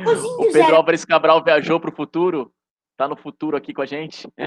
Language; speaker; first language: Portuguese; native; Portuguese